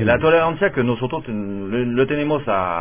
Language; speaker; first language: Spanish; non-native, fluent; French